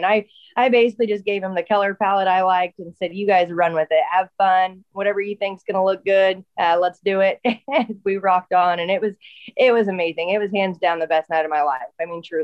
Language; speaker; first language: English; native; English